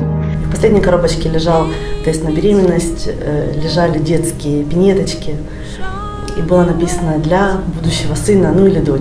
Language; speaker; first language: Russian; native; Russian